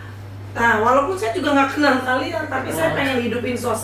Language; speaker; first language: Indonesian; native; Indonesian